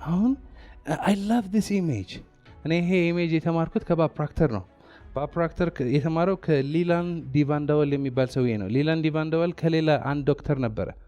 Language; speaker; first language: Amharic; non-native, local second language; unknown